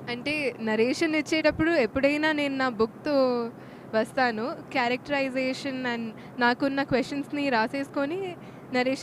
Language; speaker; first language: Telugu; non-native, fluent; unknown